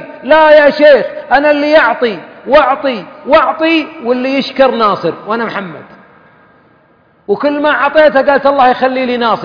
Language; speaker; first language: Arabic; native; Arabic